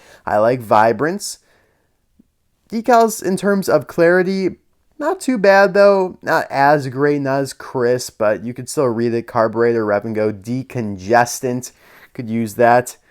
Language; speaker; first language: English; native; English